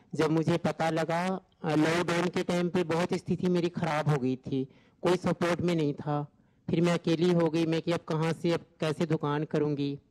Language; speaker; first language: Hindi; native; Hindi